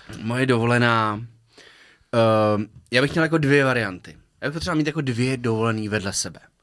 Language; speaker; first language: Czech; native; Czech